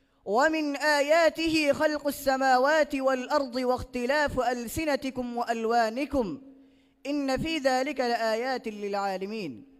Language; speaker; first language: Arabic; non-native, learner; Bangla